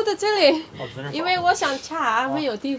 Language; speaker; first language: Chinese; non-native, learner; Indonesian